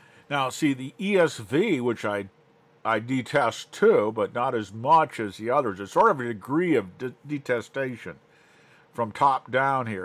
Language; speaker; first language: English; native; English